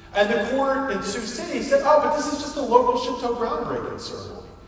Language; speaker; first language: English; native; English